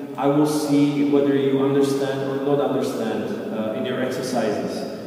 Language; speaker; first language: English; non-native, fluent; Czech